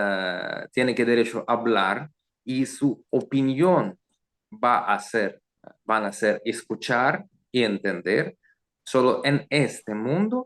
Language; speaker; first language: Spanish; non-native, learner; Russian